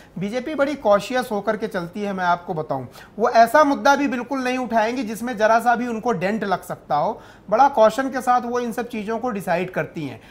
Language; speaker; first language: Hindi; native; Hindi